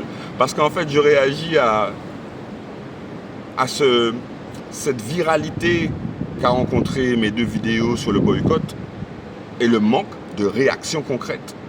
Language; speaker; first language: French; native; French